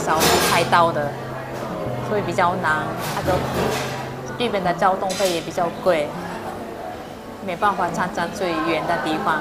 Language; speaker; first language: Chinese; non-native, learner; Japanese